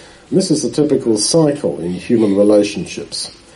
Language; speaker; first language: English; native; English